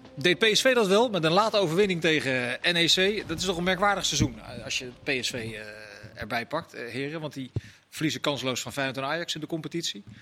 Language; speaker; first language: Dutch; native; Dutch